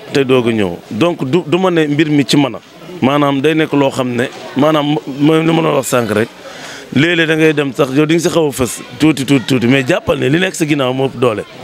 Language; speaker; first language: Wolof; native; Wolof